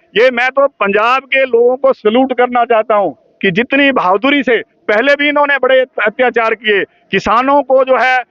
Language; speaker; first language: Hindi; native; Hindi